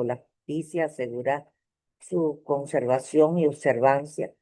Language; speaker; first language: Spanish; native; Spanish